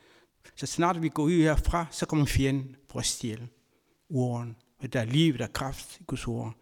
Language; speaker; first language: Danish; non-native, fluent; Kabuverdianu